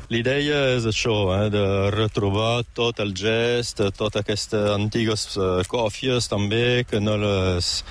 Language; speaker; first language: Catalan; non-native, local second language; French